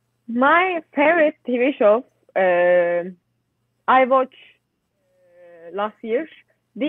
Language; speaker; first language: English; non-native, learner; Turkish